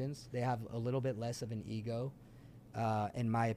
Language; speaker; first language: English; early bilingual, other home language; French